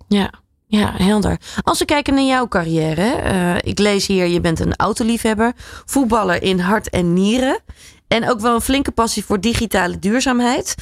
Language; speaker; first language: Dutch; native; Dutch